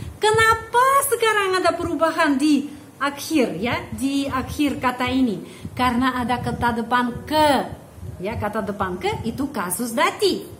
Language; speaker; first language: Indonesian; non-native, fluent; Russian